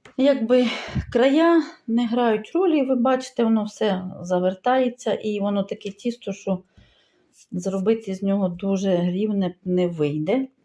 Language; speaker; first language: Ukrainian; non-native, local second language; Russian